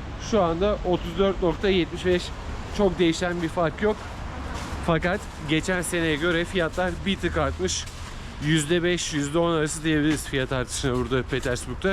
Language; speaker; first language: Turkish; native; Turkish